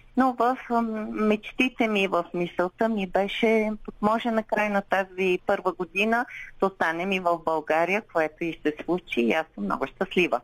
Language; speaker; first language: Bulgarian; non-native, local second language; Turkish